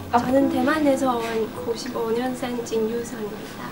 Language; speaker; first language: Korean; non-native, fluent; Chinese